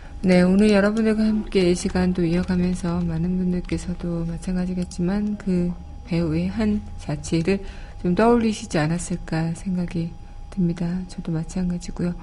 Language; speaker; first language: Korean; native; Korean